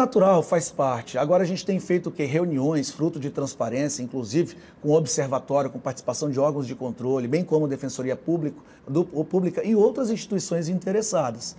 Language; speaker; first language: Portuguese; native; Portuguese